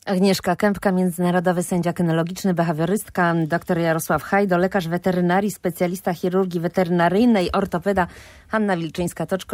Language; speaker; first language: Polish; native; Polish